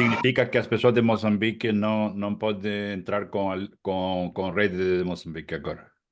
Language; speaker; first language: Portuguese; non-native, fluent; Spanish